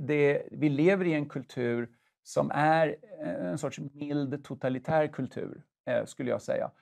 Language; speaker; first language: Swedish; native; Swedish